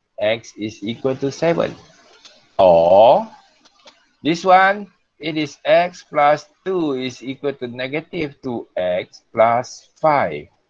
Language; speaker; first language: English; non-native, local second language; Malay